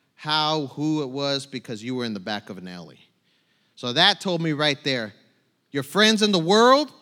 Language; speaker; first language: English; native; English